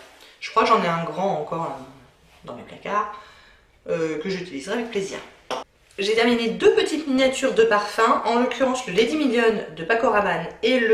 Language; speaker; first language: French; native; French